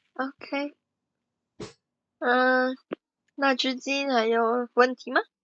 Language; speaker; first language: Chinese; non-native, fluent; Indonesian